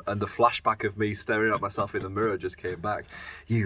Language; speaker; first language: English; native; English